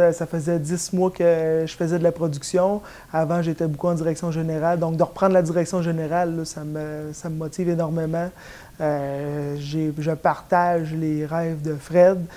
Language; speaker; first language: French; native; French